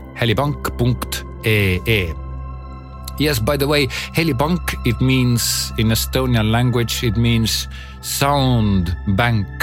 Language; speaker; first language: English; non-native, learner; Estonian